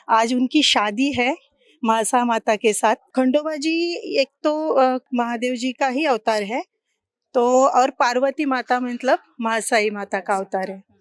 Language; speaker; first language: Hindi; non-native, local second language; Marathi